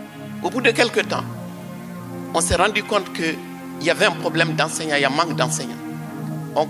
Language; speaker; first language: French; non-native, local second language; Bambara